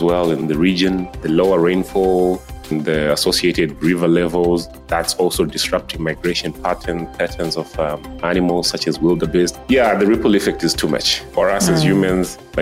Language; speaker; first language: English; non-native, local second language; Nyanja